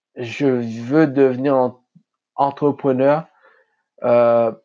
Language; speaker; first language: French; non-native, local second language; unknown